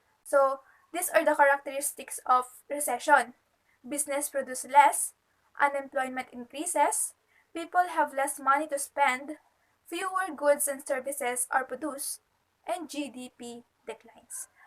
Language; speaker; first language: English; non-native, local second language; Filipino